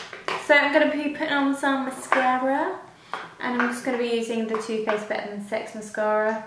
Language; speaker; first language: English; native; English